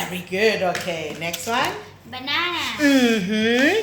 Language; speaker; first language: English; non-native, fluent; Thai